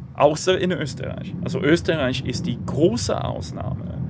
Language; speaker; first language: German; non-native, fluent; English